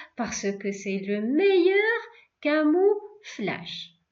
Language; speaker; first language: French; non-native, local second language; Arabic